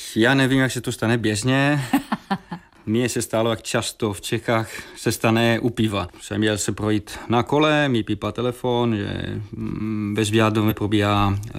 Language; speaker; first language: Czech; non-native, fluent; Italian